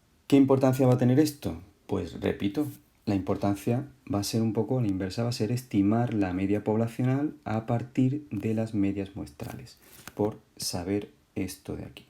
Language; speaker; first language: Spanish; native; Spanish